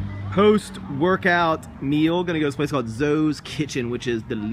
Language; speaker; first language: English; native; English